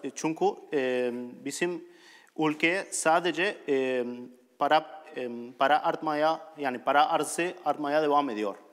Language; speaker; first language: Turkish; non-native, learner; Spanish